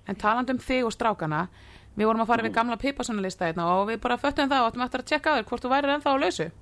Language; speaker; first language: Icelandic; native; Icelandic